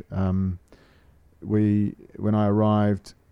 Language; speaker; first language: English; native; English